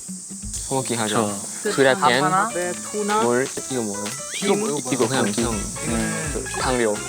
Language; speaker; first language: Korean; non-native, learner; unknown